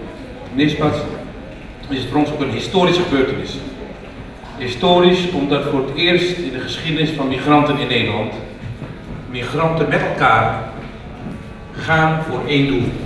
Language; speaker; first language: Dutch; early bilingual, other home language; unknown